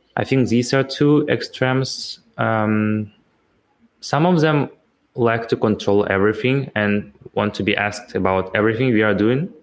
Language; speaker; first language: English; non-native, fluent; Ukrainian